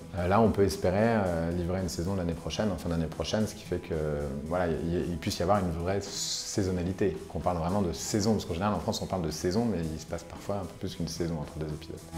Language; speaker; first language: French; native; French